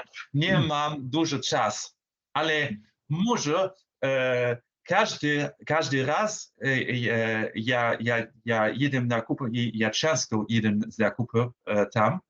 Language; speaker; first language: Polish; non-native, learner; German